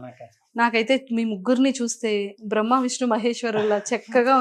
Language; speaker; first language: Telugu; native; Telugu